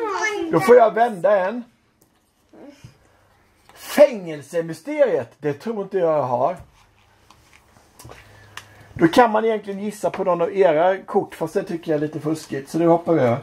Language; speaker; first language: Swedish; native; Swedish